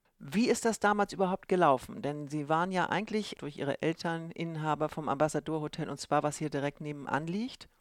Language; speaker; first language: German; native; German